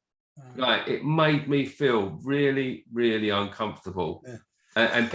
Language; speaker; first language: English; native; English